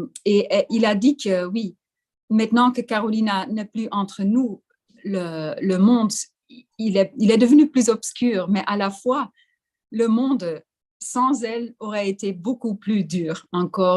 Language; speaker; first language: French; non-native, fluent; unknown